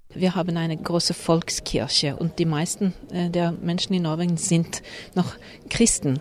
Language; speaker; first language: German; non-native, fluent; Norwegian